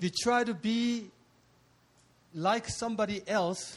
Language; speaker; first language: English; early bilingual, other home language; Korean